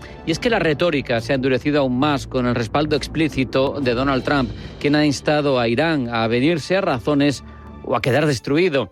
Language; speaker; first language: Spanish; native; Spanish